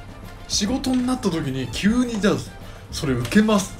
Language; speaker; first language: Japanese; native; Japanese